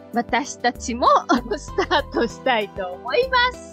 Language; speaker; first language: Japanese; native; Japanese